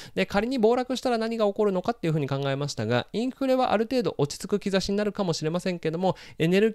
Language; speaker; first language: Japanese; native; Japanese